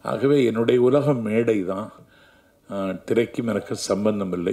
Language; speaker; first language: Tamil; native; Tamil